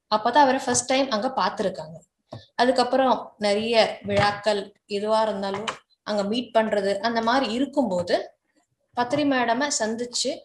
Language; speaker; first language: Tamil; native; Tamil